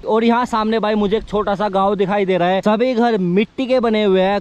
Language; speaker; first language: Hindi; native; Hindi